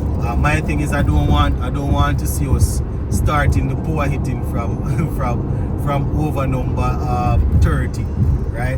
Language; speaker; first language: English; native; English